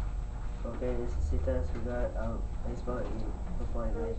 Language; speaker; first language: Spanish; non-native, learner; English